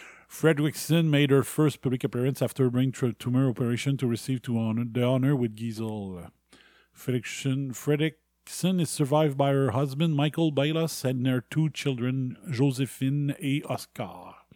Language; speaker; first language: English; non-native, fluent; French